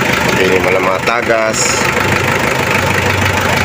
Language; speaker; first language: Filipino; native; Filipino